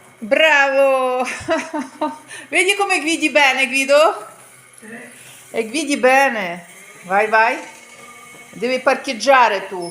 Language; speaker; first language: Italian; non-native, learner; Ukrainian